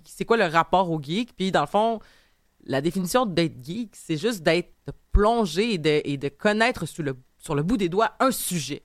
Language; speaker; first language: French; native; French